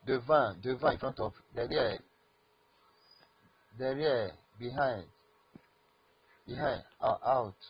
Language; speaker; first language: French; non-native, learner; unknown